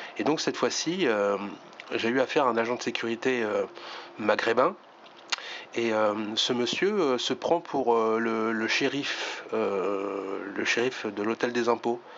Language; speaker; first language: French; native; French